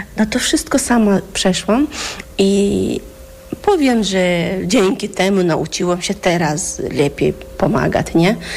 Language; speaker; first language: Polish; non-native, fluent; Chechen